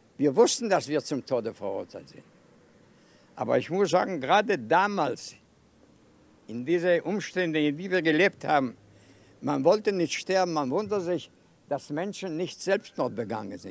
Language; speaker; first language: German; non-native, fluent; Yiddish